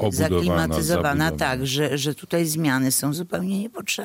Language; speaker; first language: Polish; native; Polish